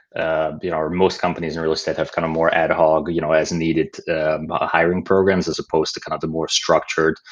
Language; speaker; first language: English; non-native, fluent; Slovak